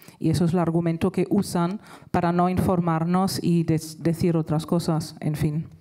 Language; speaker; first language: Spanish; non-native, fluent; German